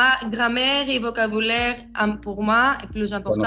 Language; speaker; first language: French; non-native, learner; Greek